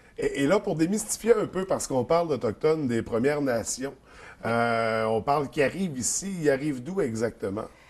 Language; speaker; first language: French; native; French